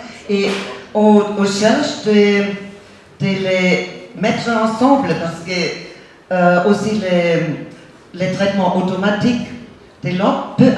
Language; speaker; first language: French; non-native, fluent; German